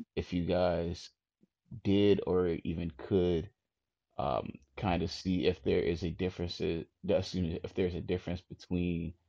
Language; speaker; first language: English; native; English